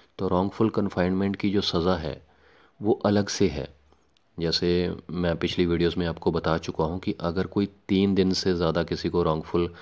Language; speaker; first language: Hindi; non-native, local second language; Punjabi